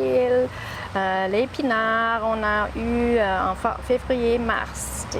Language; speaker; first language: French; non-native, learner; English